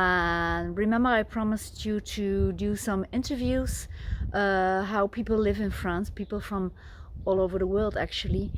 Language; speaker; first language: English; non-native, fluent; Dutch